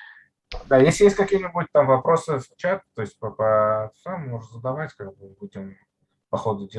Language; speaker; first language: Russian; native; Russian